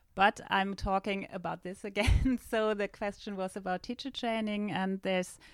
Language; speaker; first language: English; non-native, fluent; German